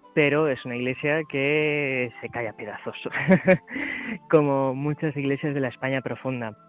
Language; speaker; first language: Spanish; native; Spanish